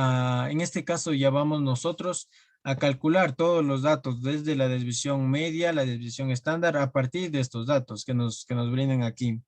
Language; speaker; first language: Spanish; native; Spanish